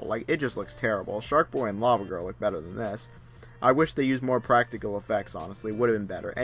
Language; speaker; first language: English; native; English